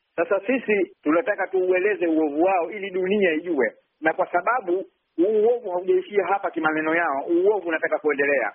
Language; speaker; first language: Swahili; native; Swahili